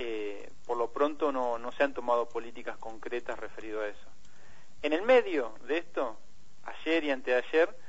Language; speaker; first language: Spanish; native; Spanish